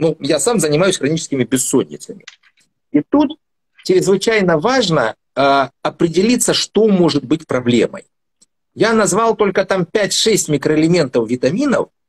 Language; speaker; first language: Russian; native; Russian